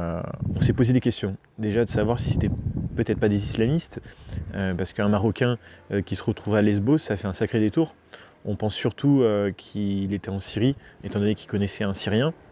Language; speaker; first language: French; native; French